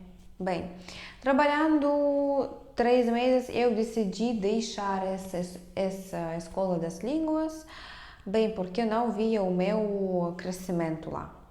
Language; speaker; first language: Portuguese; non-native, fluent; Russian